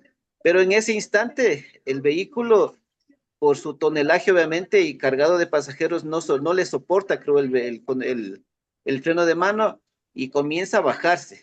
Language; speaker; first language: Spanish; native; Spanish